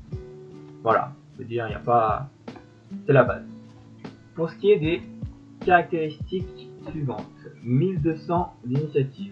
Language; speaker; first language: French; native; French